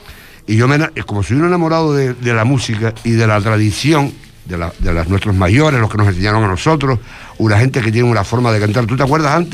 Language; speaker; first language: Spanish; native; Spanish